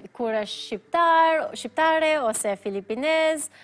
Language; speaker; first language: Albanian; non-native, fluent; Filipino